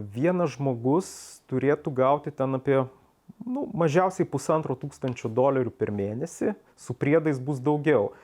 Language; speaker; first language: Lithuanian; native; Lithuanian